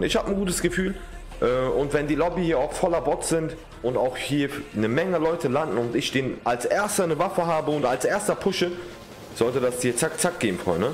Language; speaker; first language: German; native; German